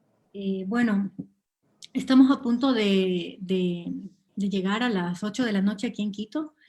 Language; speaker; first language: Spanish; native; Spanish